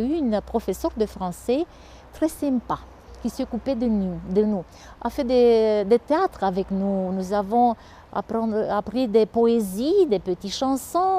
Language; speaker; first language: French; non-native, fluent; Romanian